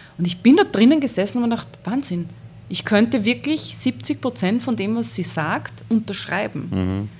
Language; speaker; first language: German; native; German